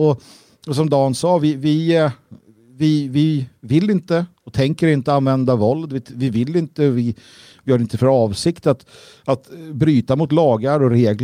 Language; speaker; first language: Swedish; native; Swedish